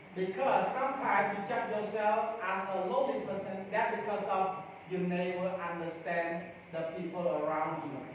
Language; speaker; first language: English; non-native, fluent; Khmer